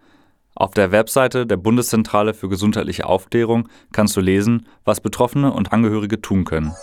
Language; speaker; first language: German; native; German